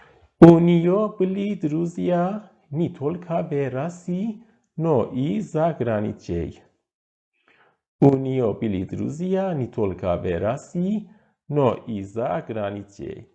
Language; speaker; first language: Russian; non-native, fluent; Persian